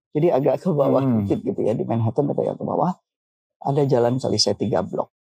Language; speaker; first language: Indonesian; native; Indonesian